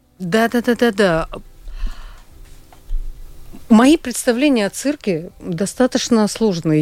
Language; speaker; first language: Russian; native; Russian